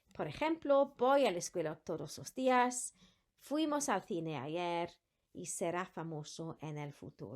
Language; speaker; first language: Spanish; non-native, fluent; Welsh